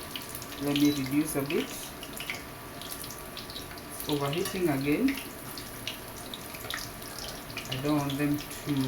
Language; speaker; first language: English; non-native, local second language; Swahili